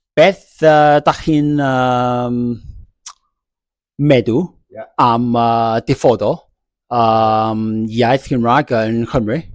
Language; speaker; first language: Welsh; non-native, learner; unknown